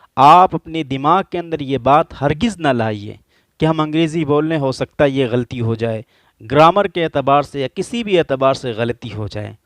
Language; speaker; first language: Urdu; native; Urdu